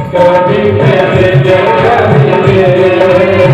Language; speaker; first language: Hindi; native; Hindi